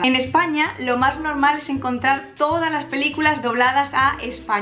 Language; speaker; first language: Spanish; native; Spanish